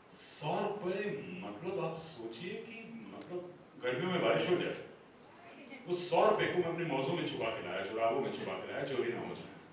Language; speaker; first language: Hindi; non-native, local second language; Punjabi